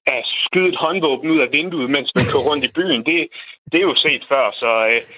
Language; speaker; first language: Danish; non-native, fluent; Croatian